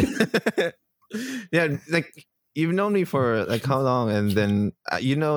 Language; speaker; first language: English; non-native, local second language; Filipino